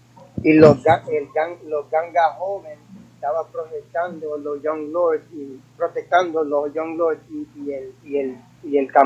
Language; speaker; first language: Spanish; early bilingual, heritage; English